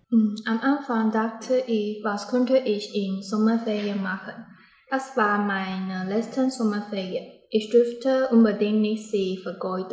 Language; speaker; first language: German; non-native, learner; Chinese